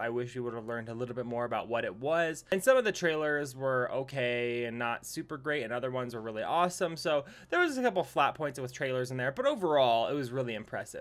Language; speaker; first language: English; native; English